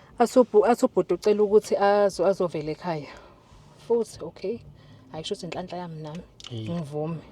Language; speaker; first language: Zulu; native; Zulu